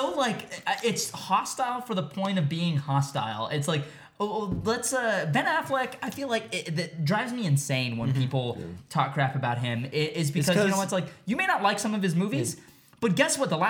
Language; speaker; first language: English; native; English